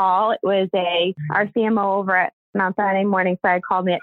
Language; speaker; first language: English; native; English